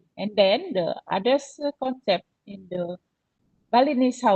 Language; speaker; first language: English; non-native, learner; Indonesian